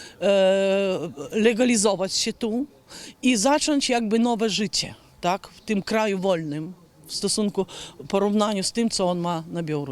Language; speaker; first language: Polish; non-native, fluent; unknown